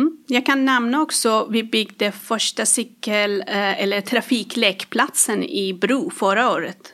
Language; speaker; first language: Swedish; non-native, fluent; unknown